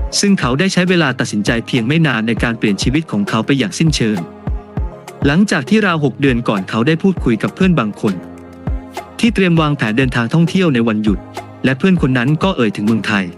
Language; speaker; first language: Thai; native; Thai